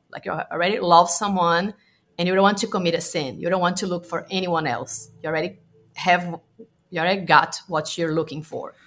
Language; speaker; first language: English; non-native, fluent; Portuguese